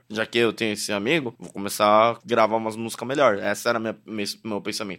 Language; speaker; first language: Portuguese; early bilingual, other home language; Korean